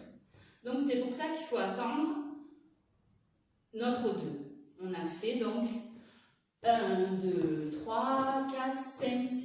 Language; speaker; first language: French; native; French